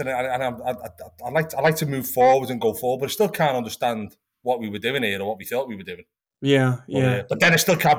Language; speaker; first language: English; native; English